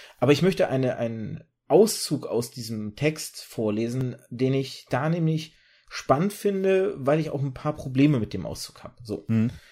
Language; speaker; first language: German; early bilingual, other home language; Russian